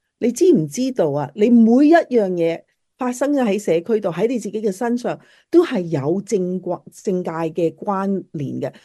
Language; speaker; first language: Cantonese; native; Cantonese